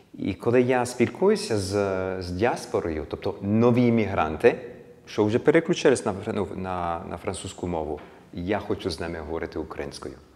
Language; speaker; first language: Ukrainian; early bilingual, heritage; Ukrainian